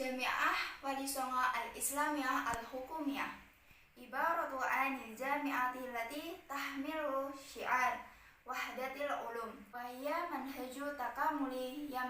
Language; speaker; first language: Arabic; non-native, learner; Indonesian